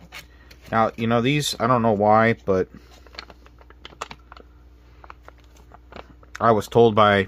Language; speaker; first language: English; native; English